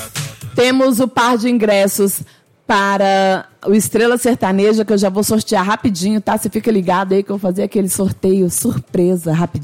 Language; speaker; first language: Portuguese; native; Portuguese